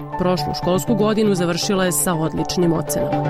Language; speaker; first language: Serbian; native; Serbian